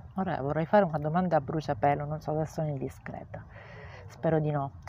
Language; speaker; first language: Italian; native; Italian